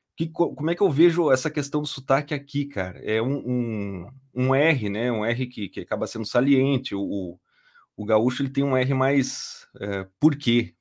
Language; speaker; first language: Portuguese; native; Portuguese